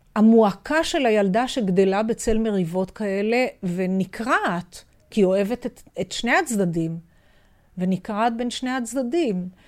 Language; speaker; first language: Hebrew; native; Hebrew